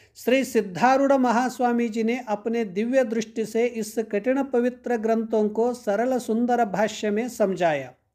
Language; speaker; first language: Hindi; non-native, local second language; Kannada